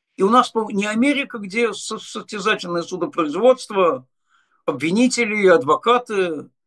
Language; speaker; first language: Russian; native; Russian